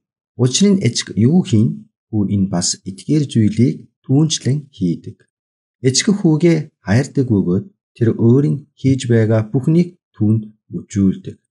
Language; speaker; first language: Mongolian; non-native, fluent; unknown